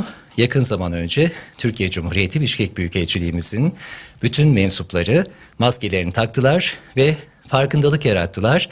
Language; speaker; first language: Turkish; native; Turkish